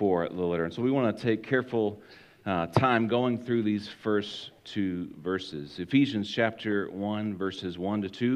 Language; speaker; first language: English; native; English